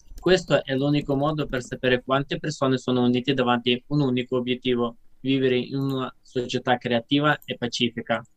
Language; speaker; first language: Italian; non-native, fluent; Russian